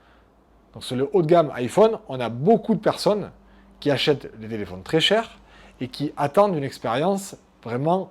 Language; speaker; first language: French; native; French